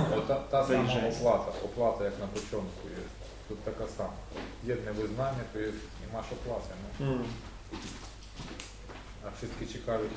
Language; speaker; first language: Polish; non-native, learner; Russian